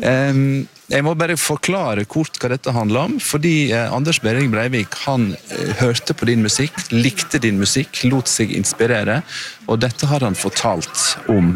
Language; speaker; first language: Norwegian; native; Norwegian